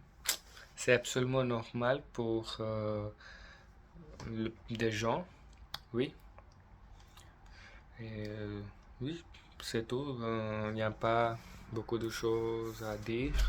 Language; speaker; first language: French; non-native, learner; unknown